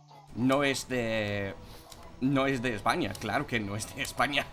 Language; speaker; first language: Spanish; non-native, fluent; English